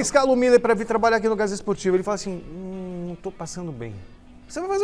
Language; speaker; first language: Portuguese; native; Portuguese